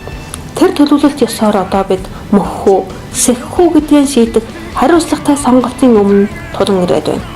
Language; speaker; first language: Mongolian; native; Mongolian